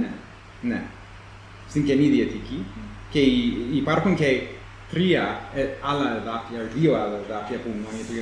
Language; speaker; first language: Greek; non-native, fluent; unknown